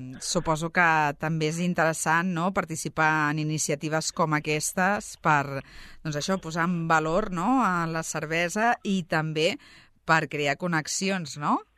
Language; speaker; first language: Catalan; native; Catalan